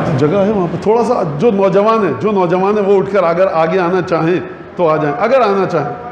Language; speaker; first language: Urdu; native; Urdu